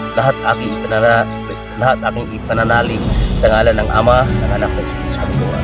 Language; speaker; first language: Filipino; non-native, local second language; Cebuano